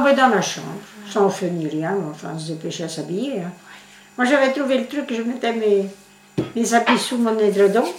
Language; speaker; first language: French; native; French